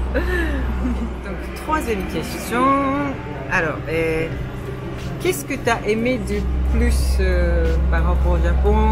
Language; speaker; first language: French; non-native, fluent; Japanese